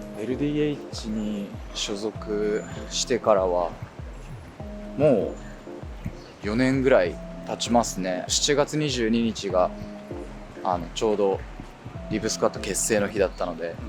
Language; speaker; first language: Japanese; native; Japanese